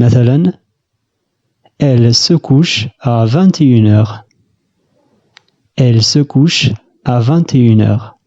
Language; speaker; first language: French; non-native, fluent; Arabic